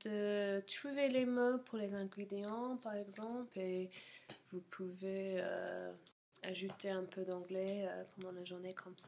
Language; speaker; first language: French; non-native, fluent; English